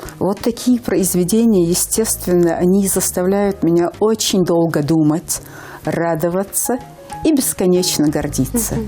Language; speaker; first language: Russian; non-native, local second language; Ingush